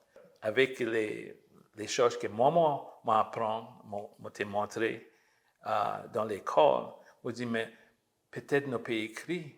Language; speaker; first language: French; early bilingual, heritage; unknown